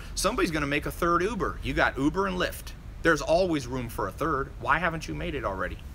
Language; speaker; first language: English; native; English